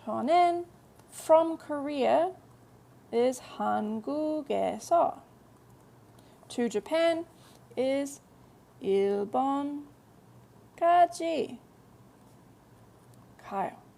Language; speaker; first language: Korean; non-native, fluent; English